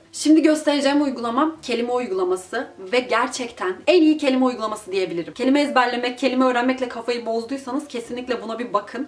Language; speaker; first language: Turkish; native; Turkish